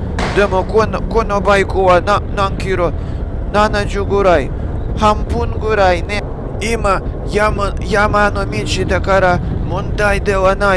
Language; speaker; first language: Japanese; non-native, learner; Russian